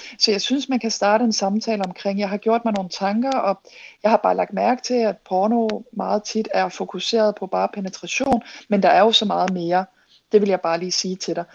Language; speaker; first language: Danish; native; Danish